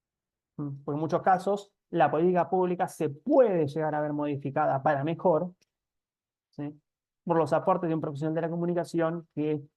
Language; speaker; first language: Spanish; native; Spanish